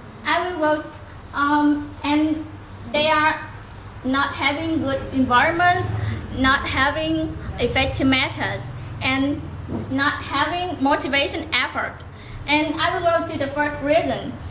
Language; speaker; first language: English; non-native, learner; Vietnamese